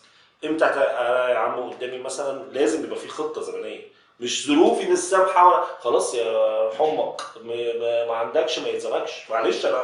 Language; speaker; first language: Arabic; native; Arabic